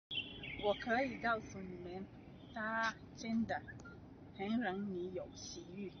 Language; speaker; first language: Chinese; non-native, learner; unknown